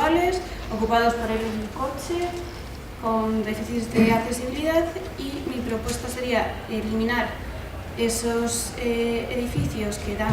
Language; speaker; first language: Spanish; native; Spanish